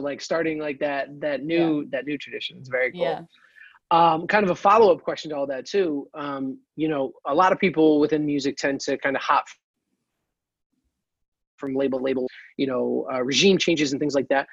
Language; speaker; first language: English; native; English